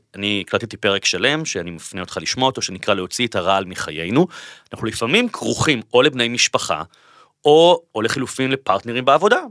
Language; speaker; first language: Hebrew; native; Hebrew